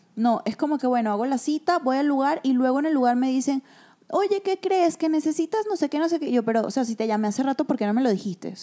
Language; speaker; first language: Spanish; native; Spanish